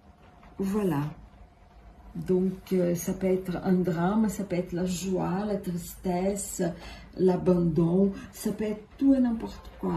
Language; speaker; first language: French; non-native, fluent; Portuguese